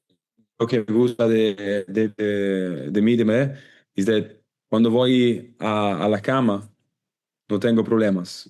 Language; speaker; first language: Spanish; non-native, learner; Italian